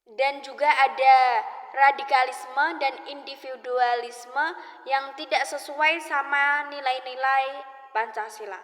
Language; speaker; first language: Indonesian; native; Indonesian